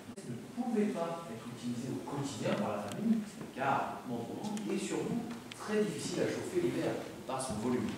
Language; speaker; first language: French; native; French